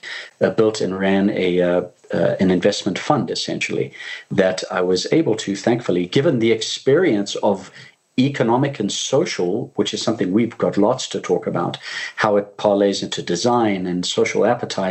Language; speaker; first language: English; native; English